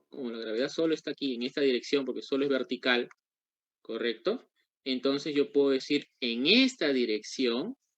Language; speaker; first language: Spanish; native; Spanish